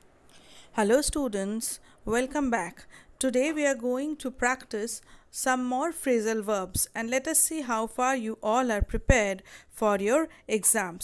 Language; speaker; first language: English; non-native, local second language; Hindi